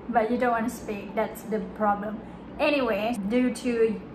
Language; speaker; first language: English; non-native, fluent; Thai